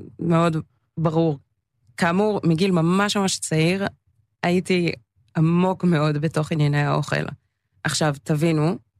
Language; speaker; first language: Hebrew; early bilingual, other home language; English